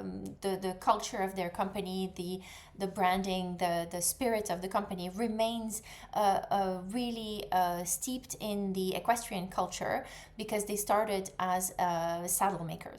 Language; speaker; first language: English; non-native, fluent; French